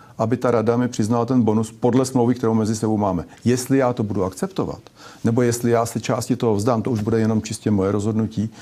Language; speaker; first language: Czech; native; Czech